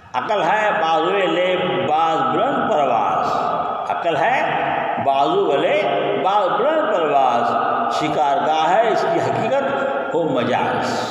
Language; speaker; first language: Urdu; native; Urdu